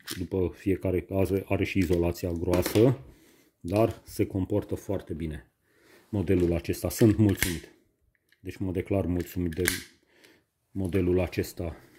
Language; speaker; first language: Romanian; non-native, local second language; Hungarian